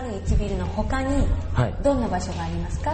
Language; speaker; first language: Japanese; native; Japanese